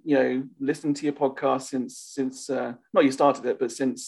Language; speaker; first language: English; native; English